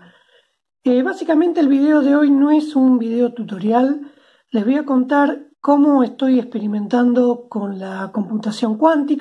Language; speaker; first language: Spanish; native; Spanish